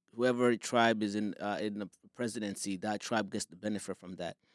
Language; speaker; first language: English; non-native, fluent; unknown